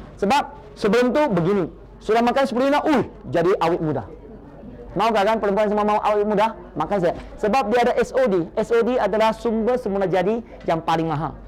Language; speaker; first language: Malay; non-native, local second language; Chinese